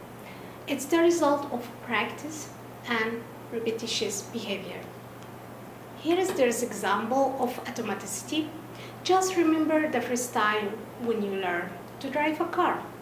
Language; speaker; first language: English; non-native, fluent; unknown